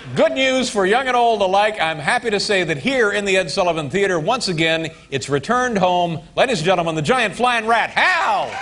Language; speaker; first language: English; native; English